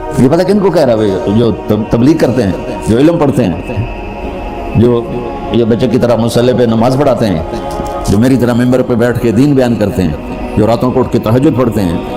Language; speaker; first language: Urdu; non-native, local second language; Punjabi